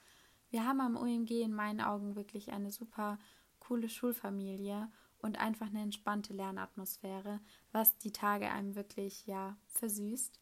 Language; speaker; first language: German; native; German